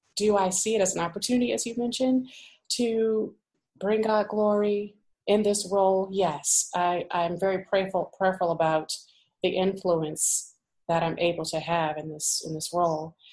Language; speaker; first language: English; native; English